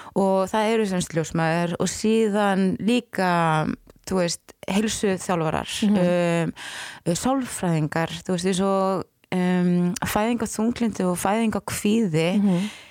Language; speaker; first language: Icelandic; non-native, fluent; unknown